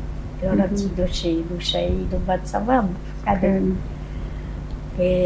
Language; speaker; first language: Hebrew; non-native, fluent; Polish